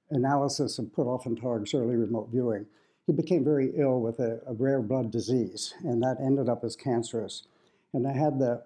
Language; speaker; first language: English; native; English